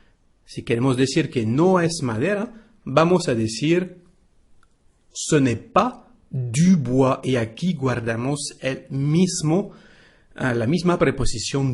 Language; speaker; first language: Spanish; non-native, fluent; French